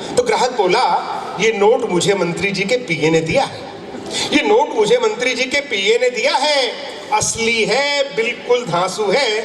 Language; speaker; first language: Hindi; non-native, local second language; Punjabi